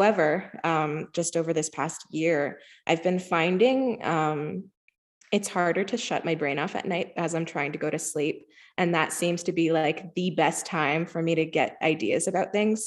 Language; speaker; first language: English; native; English